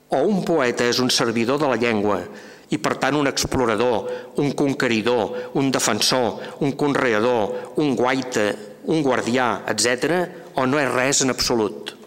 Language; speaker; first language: Catalan; native; Catalan